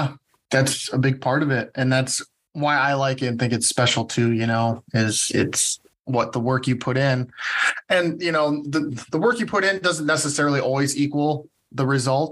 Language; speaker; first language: English; native; English